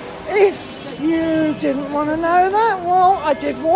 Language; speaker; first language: English; native; English